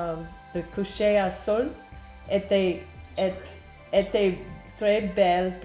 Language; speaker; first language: French; non-native, learner; English